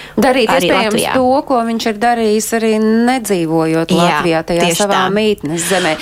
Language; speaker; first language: Latvian; native; Latvian